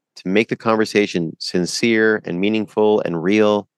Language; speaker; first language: English; native; English